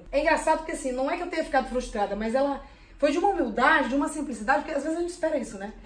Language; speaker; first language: Portuguese; early bilingual, heritage; Portuguese